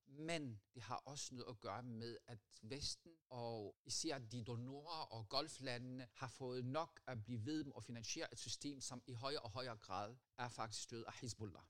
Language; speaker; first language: Danish; non-native, fluent; Arabic